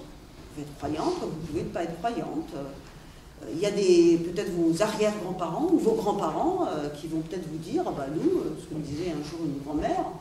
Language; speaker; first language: French; native; French